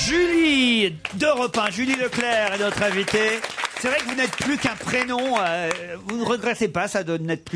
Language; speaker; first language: French; native; French